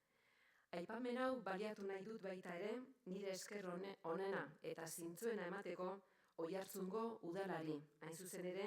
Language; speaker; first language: Basque; native; Basque